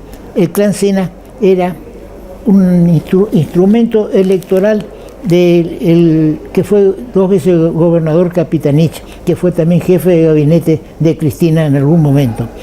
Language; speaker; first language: Spanish; native; Spanish